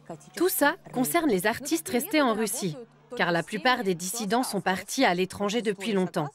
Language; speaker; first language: French; native; French